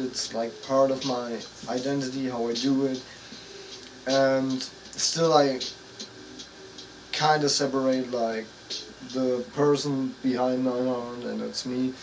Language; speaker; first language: English; non-native, fluent; German